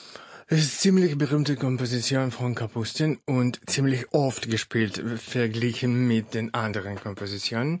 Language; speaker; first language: German; non-native, fluent; Russian